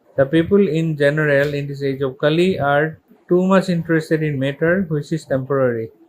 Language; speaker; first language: English; non-native, local second language; Assamese